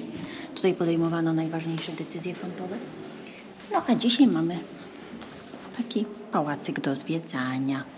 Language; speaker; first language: Polish; native; Polish